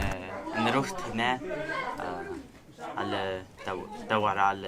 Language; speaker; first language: Arabic; non-native, learner; English